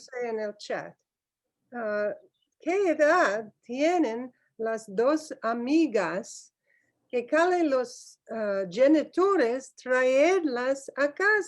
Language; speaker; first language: Spanish; non-native, learner; English